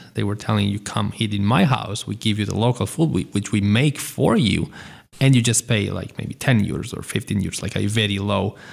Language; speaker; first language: English; non-native, fluent; Italian